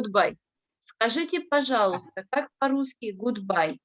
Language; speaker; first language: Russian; non-native, fluent; Spanish